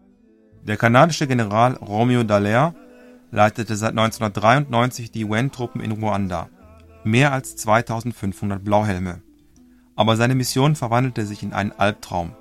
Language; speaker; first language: German; native; German